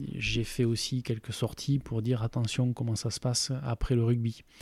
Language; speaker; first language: French; native; French